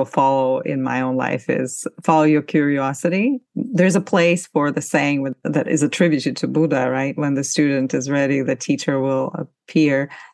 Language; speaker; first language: English; non-native, fluent; Ukrainian